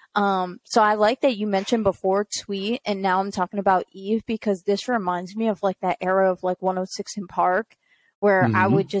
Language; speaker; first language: English; native; English